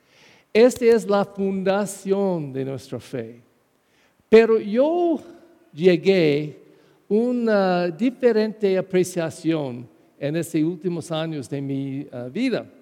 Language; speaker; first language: Spanish; non-native, fluent; English